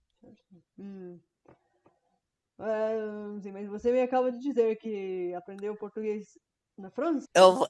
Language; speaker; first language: Portuguese; non-native, fluent; Bulgarian